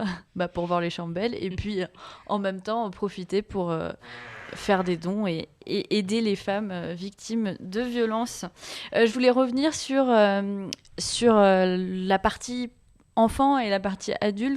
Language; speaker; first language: French; native; French